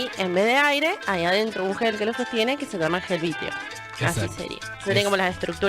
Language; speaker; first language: Spanish; native; Spanish